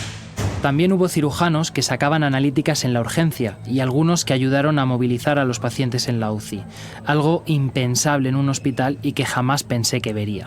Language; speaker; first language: Spanish; native; Spanish